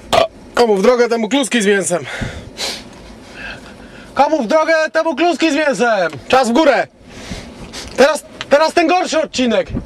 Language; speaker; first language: Polish; native; Polish